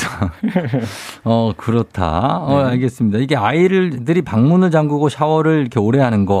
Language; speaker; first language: Korean; native; Korean